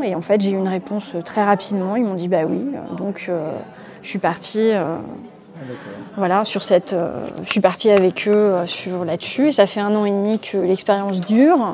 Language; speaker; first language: French; native; French